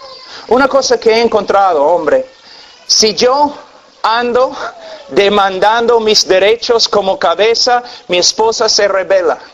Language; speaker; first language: Spanish; non-native, fluent; English